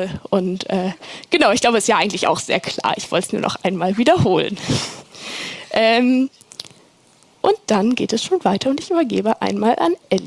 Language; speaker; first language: German; native; German